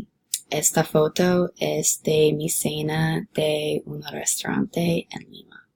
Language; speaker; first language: Spanish; non-native, learner; English